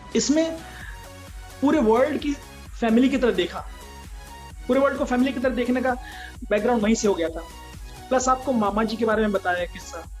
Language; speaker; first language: Hindi; native; Hindi